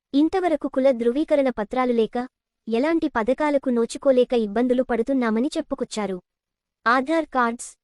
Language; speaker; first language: Telugu; native; Telugu